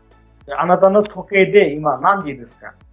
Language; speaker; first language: Japanese; non-native, fluent; Bangla